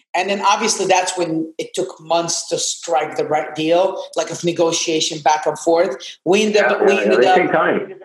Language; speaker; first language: English; non-native, fluent; Arabic